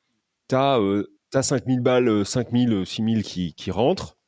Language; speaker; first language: French; native; French